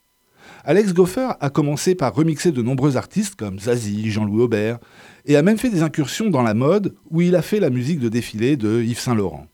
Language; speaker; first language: French; native; French